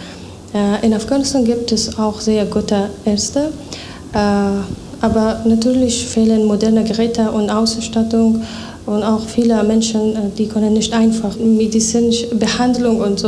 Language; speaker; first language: German; non-native, fluent; Persian